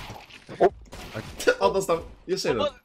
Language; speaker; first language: Polish; native; Polish